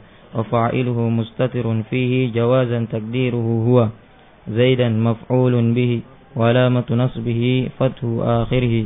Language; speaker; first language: Arabic; non-native, fluent; Indonesian